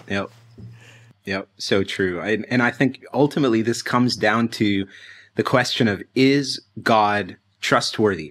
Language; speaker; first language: English; native; English